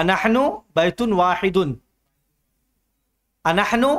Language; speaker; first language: Arabic; non-native, learner; Urdu